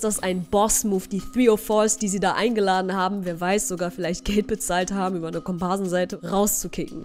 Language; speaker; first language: German; native; German